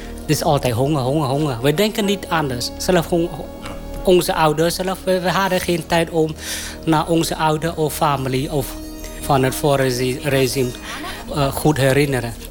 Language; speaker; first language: Dutch; non-native, fluent; Khmer